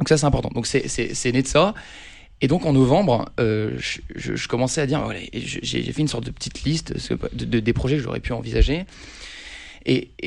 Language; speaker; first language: French; native; French